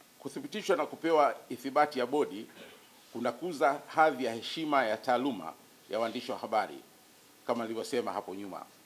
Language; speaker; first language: Swahili; native; Swahili